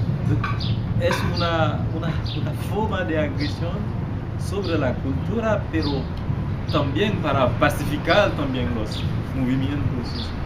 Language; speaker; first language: Spanish; non-native, learner; Haitian Creole